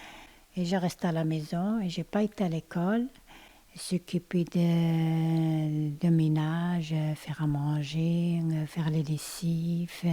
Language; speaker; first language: French; non-native, learner; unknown